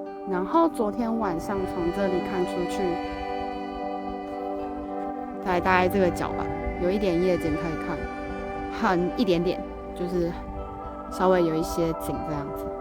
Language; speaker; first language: Chinese; native; Chinese